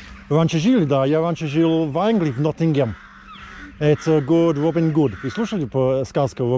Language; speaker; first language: Russian; non-native, learner; English